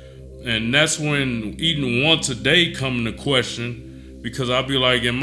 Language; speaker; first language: English; native; English